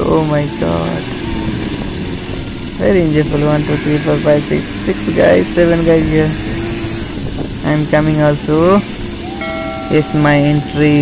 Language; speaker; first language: English; non-native, learner; Nepali